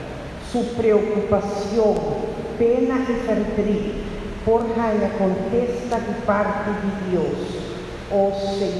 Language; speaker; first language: Spanish; non-native, local second language; Papiamento